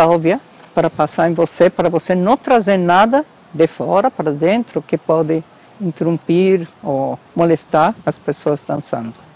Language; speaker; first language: Portuguese; non-native, fluent; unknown